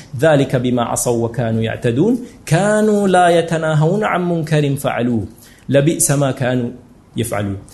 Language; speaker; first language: Malay; native; Malay